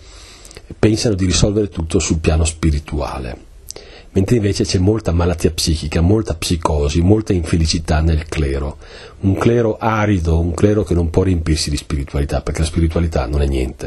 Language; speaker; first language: Italian; native; Italian